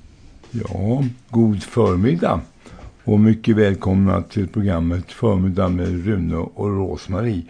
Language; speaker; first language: Swedish; native; Swedish